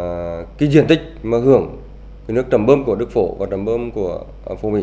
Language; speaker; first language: Vietnamese; native; Vietnamese